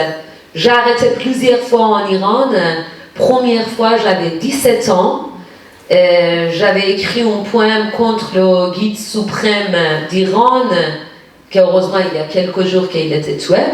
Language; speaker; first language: French; non-native, fluent; Persian